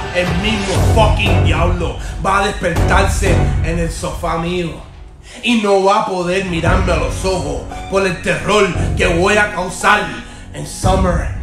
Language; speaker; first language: Spanish; native; Spanish